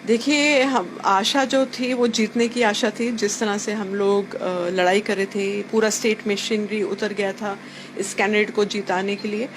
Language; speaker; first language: Hindi; non-native, local second language; Bangla